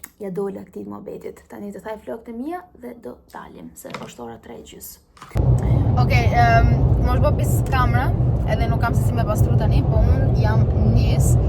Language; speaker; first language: Albanian; early bilingual, heritage; Albanian